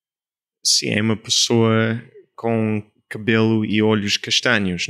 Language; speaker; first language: Portuguese; non-native, fluent; English